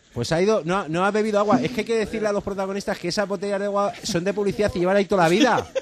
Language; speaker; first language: Spanish; native; Spanish